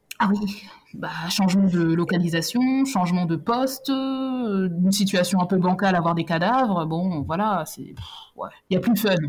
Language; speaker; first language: French; native; French